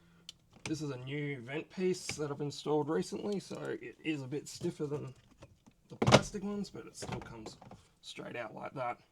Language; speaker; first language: English; native; English